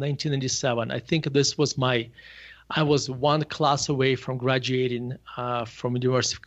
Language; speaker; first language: English; non-native, fluent; Russian